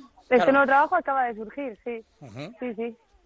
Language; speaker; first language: Spanish; native; Spanish